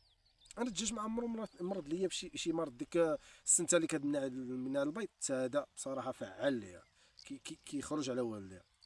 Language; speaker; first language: Arabic; native; Arabic